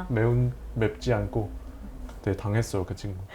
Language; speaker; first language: Korean; non-native, fluent; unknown